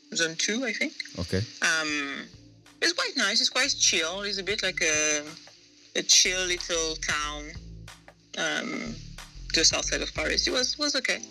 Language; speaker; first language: English; non-native, fluent; French